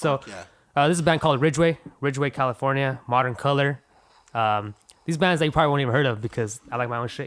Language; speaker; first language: English; native; English